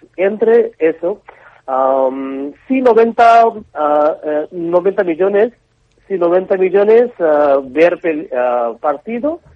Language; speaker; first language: Spanish; non-native, learner; Bangla